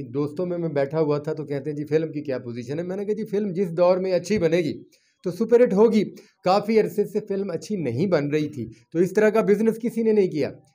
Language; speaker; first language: Urdu; non-native, local second language; Punjabi